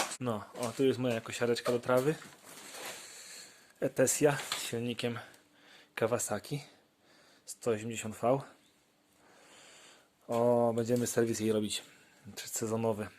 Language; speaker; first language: Polish; native; Polish